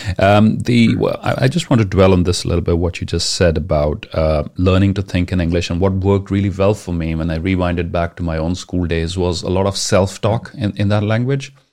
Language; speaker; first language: English; non-native, local second language; Punjabi